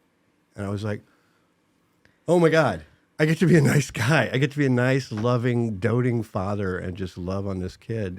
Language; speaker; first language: English; native; English